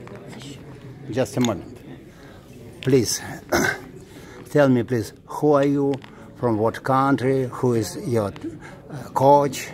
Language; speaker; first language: English; non-native, learner; Russian